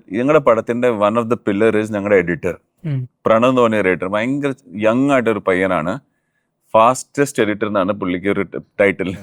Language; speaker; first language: Malayalam; early bilingual, heritage; Malayalam